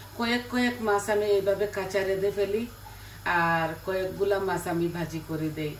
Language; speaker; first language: Bangla; early bilingual, other home language; Sylheti